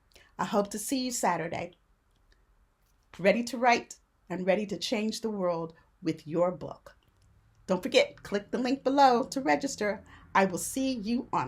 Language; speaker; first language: English; native; English